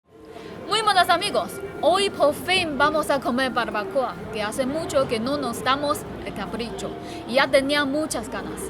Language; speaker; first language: Spanish; non-native, fluent; Chinese